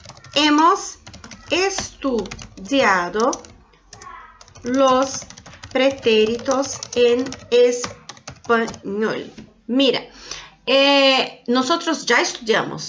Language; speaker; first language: Spanish; non-native, fluent; Portuguese